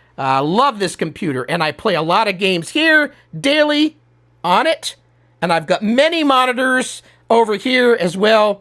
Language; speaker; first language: English; native; English